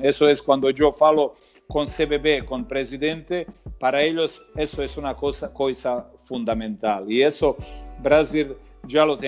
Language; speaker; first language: Portuguese; non-native, learner; Croatian